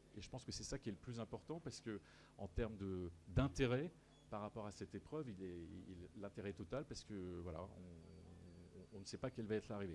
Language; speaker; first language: French; native; French